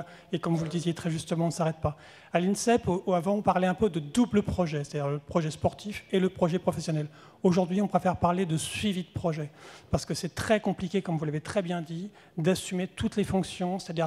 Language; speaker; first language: French; native; French